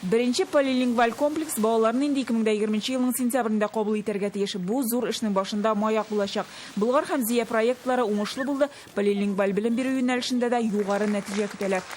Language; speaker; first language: Tatar; native; Tatar